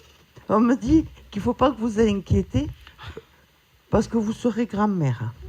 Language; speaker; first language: French; native; French